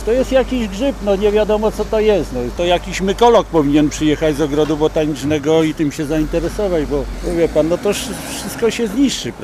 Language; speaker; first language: Polish; native; Polish